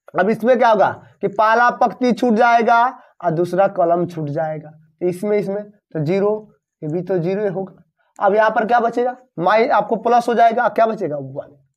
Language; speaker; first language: Hindi; native; Hindi